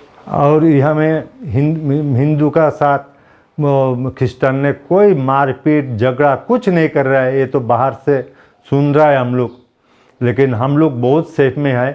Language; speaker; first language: Hindi; non-native, local second language; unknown